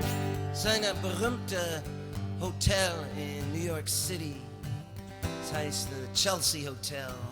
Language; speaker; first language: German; non-native, learner; English